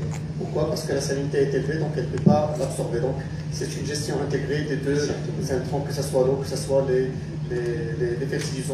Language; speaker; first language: French; non-native, local second language; Arabic